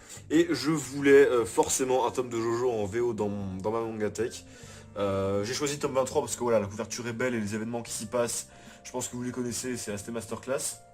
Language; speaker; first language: French; native; French